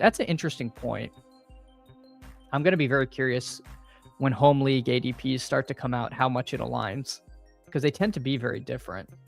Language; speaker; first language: English; native; English